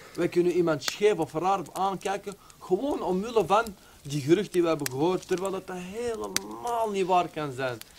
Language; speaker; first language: Dutch; early bilingual, other home language; Arabic